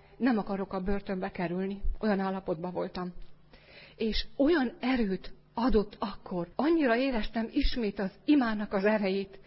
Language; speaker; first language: Hungarian; native; Hungarian